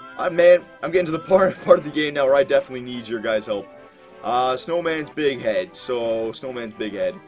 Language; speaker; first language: English; native; English